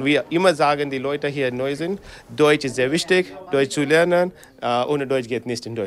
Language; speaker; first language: German; non-native, learner; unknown